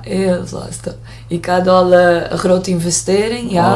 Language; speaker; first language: Dutch; non-native, learner; Portuguese